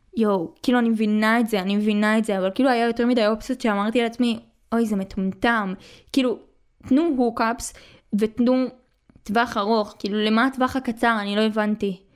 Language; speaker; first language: Hebrew; native; Hebrew